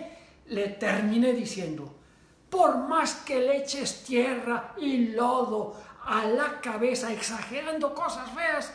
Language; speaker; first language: Spanish; native; Spanish